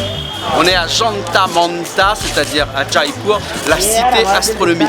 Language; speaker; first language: French; native; French